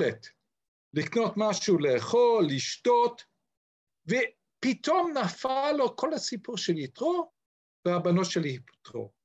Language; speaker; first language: Hebrew; non-native, fluent; English